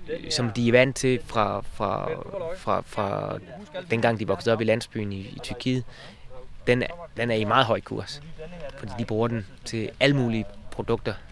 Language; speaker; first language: Danish; native; Danish